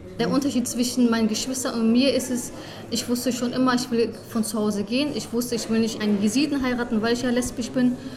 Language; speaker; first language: German; early bilingual, other home language; Kurdish